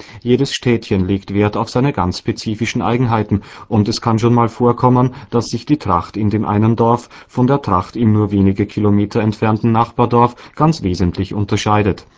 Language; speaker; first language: German; native; German